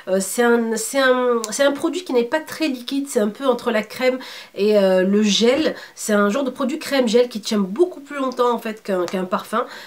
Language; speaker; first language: French; early bilingual, other home language; Arabic